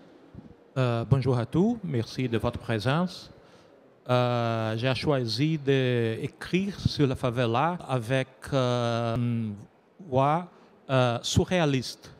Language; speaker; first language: French; non-native, learner; Portuguese